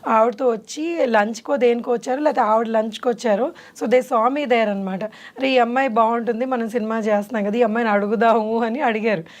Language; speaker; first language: Telugu; native; Telugu